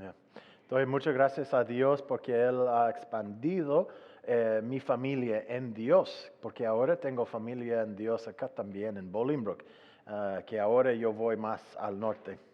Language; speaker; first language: Spanish; non-native, fluent; English